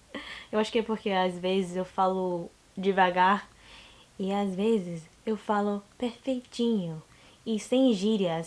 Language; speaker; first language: Portuguese; non-native, learner; English